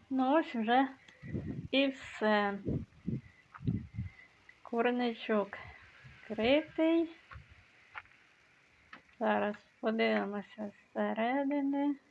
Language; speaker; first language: Ukrainian; native; Ukrainian